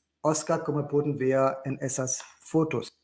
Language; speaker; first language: Spanish; non-native, learner; German